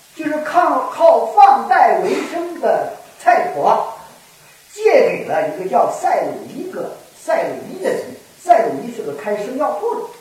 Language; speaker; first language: Chinese; native; Chinese